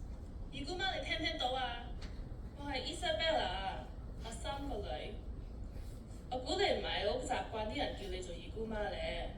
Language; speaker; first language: Cantonese; early bilingual, heritage; Cantonese